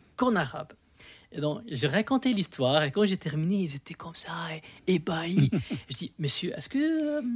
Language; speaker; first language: French; non-native, local second language; Arabic